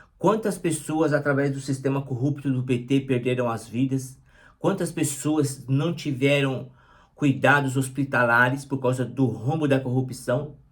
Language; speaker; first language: Portuguese; native; Portuguese